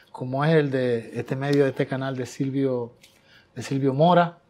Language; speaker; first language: Spanish; native; Spanish